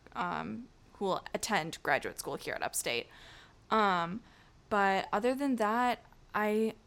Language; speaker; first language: English; native; English